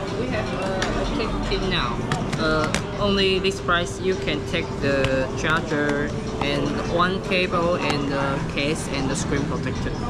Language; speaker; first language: English; non-native, learner; Chinese